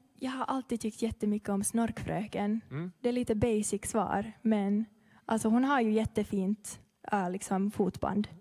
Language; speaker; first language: Swedish; early bilingual, heritage; Swedish